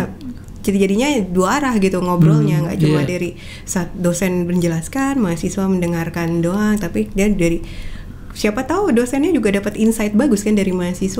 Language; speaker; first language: Indonesian; native; Indonesian